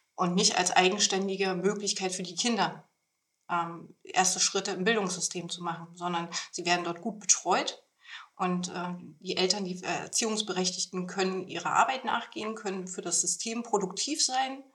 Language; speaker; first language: German; native; German